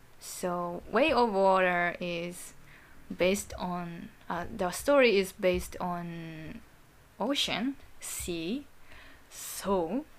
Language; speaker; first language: English; non-native, learner; Japanese